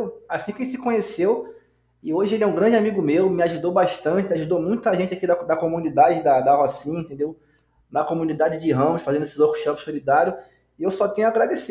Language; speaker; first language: Portuguese; native; Portuguese